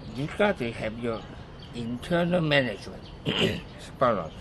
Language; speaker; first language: English; non-native, local second language; Cantonese